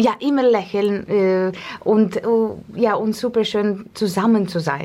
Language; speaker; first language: German; non-native, learner; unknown